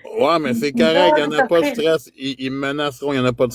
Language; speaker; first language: French; native; French